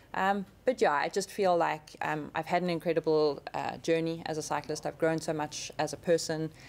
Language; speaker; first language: English; native; English